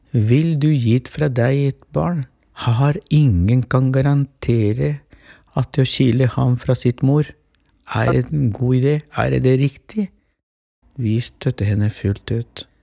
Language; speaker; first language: Norwegian; non-native, fluent; Spanish